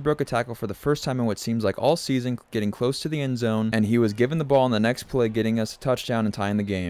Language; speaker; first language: English; native; English